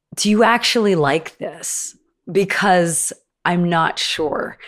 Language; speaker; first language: English; native; English